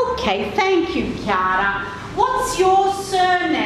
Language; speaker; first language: English; non-native, fluent; Italian